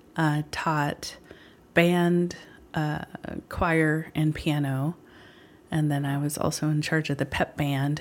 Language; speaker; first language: English; early bilingual, other home language; Filipino